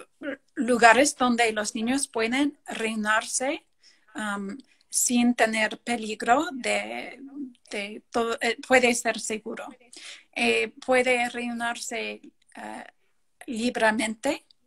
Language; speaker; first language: Spanish; non-native, fluent; English